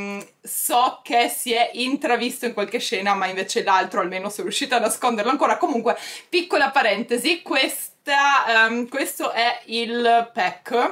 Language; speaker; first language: Italian; native; Italian